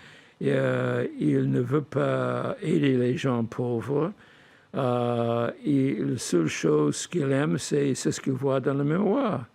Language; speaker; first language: French; non-native, fluent; English